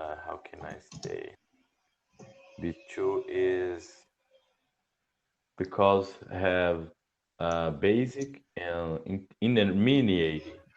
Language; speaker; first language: English; non-native, learner; Portuguese